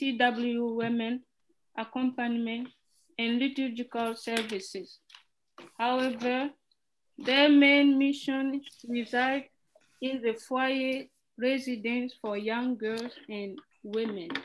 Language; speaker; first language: English; non-native, fluent; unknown